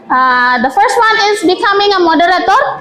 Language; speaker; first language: English; non-native, fluent; Indonesian